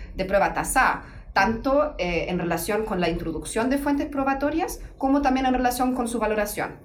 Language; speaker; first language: Spanish; non-native, fluent; German